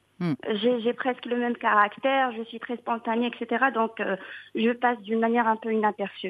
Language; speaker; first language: French; non-native, local second language; Arabic